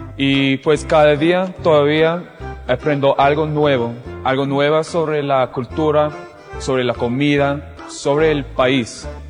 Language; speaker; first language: Spanish; non-native, fluent; English